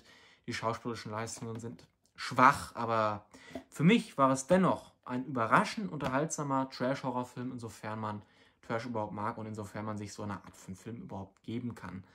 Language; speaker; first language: German; native; German